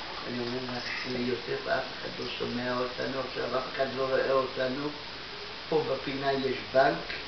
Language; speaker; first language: Hebrew; non-native, fluent; Russian